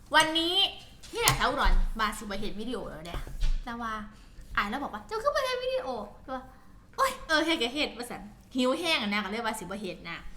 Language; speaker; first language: Thai; non-native, local second language; Northeastern Thai